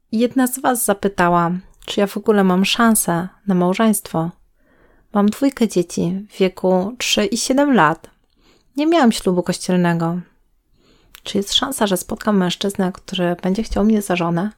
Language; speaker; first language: Polish; native; Polish